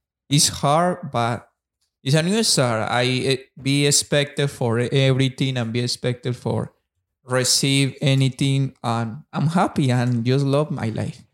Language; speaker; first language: English; non-native, learner; Spanish